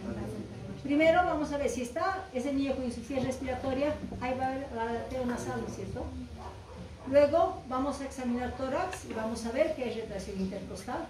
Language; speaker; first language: Spanish; native; Spanish